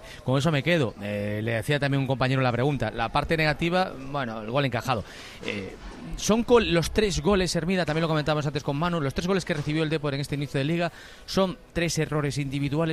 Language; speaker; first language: Spanish; native; Spanish